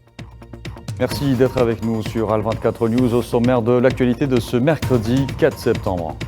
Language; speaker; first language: French; non-native, local second language; Arabic